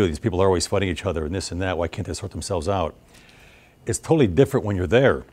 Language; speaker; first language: English; native; English